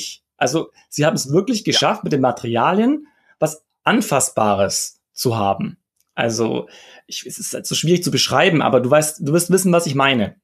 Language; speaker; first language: German; native; German